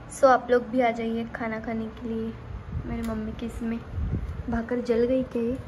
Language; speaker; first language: Hindi; non-native, local second language; Marathi